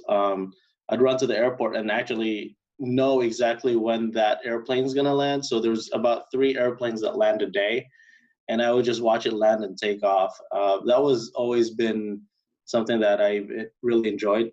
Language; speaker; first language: English; early bilingual, other home language; Cebuano